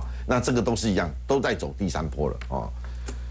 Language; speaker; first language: Chinese; native; Chinese